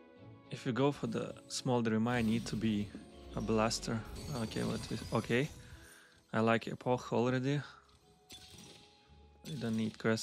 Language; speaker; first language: English; non-native, fluent; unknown